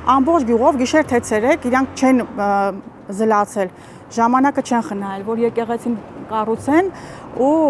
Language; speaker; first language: Armenian; non-native, local second language; Assyrian Neo-Aramaic